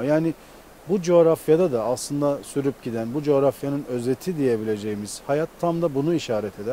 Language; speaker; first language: Turkish; native; Turkish